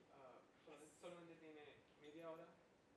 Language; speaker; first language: Spanish; non-native, fluent; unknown